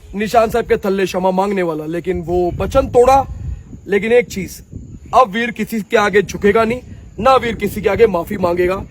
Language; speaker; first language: Hindi; native; Hindi